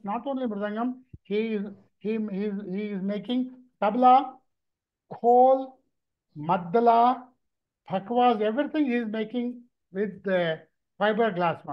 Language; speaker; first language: English; non-native, local second language; Tamil